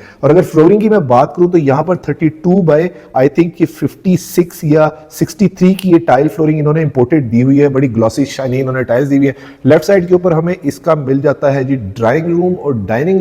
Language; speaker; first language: Urdu; native; Urdu